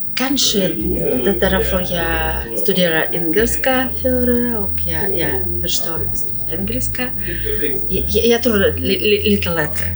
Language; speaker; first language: Swedish; non-native, fluent; Russian